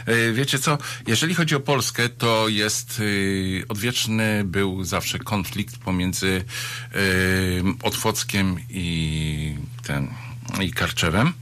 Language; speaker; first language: Polish; native; Polish